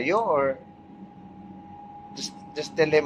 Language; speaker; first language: English; non-native, local second language; Filipino